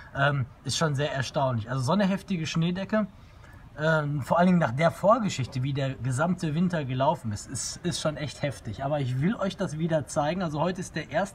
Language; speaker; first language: German; native; German